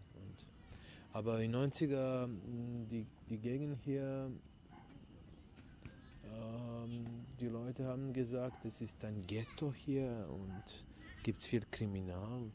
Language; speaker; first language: German; non-native, fluent; Serbian